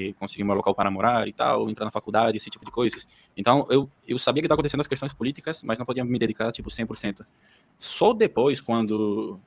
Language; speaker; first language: Portuguese; early bilingual, heritage; Portuguese